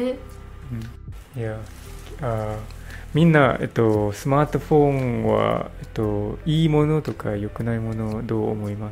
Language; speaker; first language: Japanese; non-native, learner; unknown